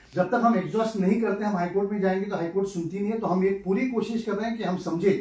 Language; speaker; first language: Hindi; non-native, local second language; Marathi